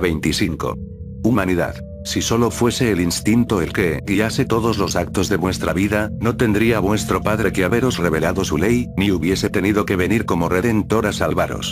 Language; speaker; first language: Spanish; native; Spanish